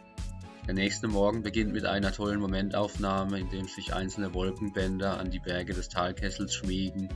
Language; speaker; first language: German; native; German